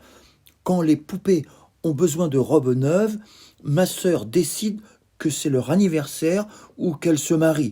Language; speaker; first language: French; native; French